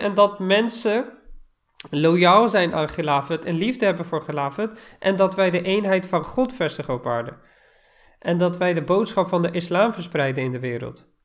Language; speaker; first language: Dutch; non-native, fluent; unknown